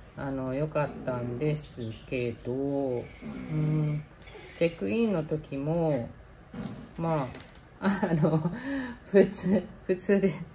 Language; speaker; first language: Japanese; native; Japanese